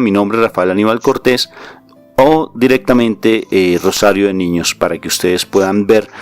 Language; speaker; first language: Spanish; native; Spanish